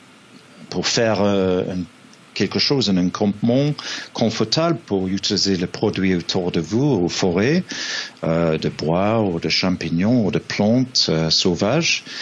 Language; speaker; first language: French; non-native, fluent; English